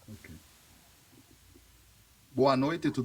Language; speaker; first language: Portuguese; non-native, fluent; Haitian Creole